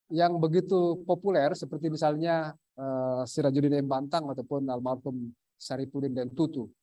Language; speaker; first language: Indonesian; native; Indonesian